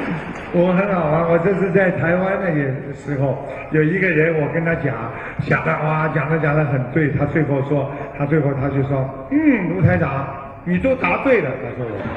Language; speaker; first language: Chinese; native; Chinese